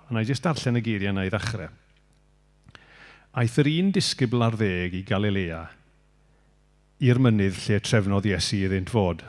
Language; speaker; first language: Welsh; native; Welsh